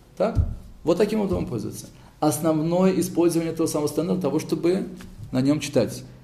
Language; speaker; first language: Russian; early bilingual, heritage; Hebrew